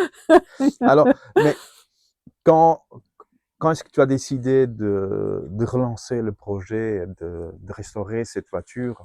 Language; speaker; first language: French; non-native, fluent; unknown